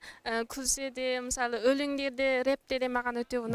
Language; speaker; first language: Kazakh; early bilingual, heritage; Kazakh